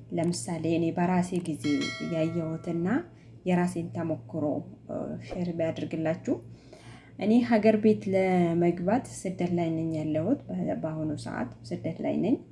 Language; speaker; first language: Amharic; native; Amharic